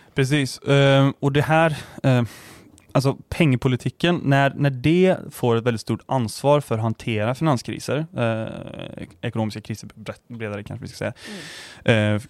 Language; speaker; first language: Swedish; native; Swedish